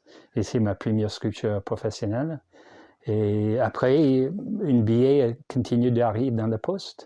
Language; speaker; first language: French; non-native, learner; English